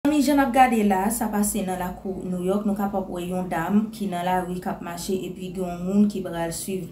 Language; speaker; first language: French; non-native, local second language; Haitian Creole